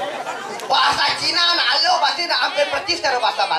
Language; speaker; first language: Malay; non-native, local second language; Balinese